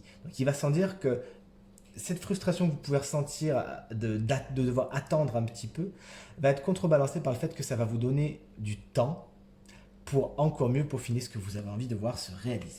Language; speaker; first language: French; native; French